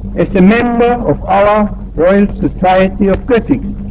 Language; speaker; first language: English; non-native, fluent; German